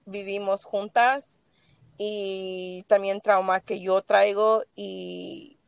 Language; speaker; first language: Spanish; early bilingual, heritage; Spanish